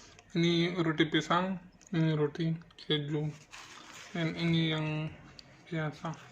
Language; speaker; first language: Indonesian; non-native, learner; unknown